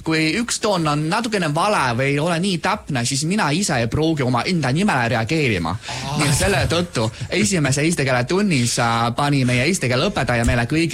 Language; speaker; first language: Estonian; non-native, fluent; Chinese